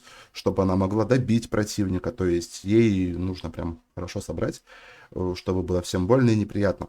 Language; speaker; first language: Russian; native; Russian